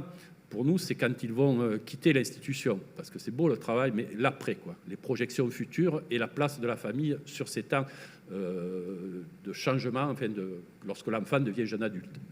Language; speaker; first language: French; native; French